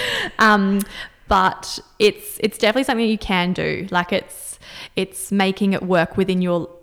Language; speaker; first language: English; native; English